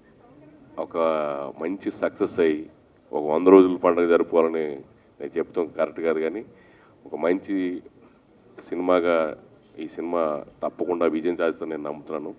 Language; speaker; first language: Telugu; native; Telugu